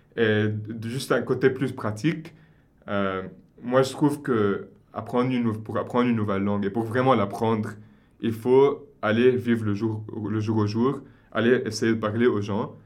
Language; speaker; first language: French; non-native, local second language; Arabic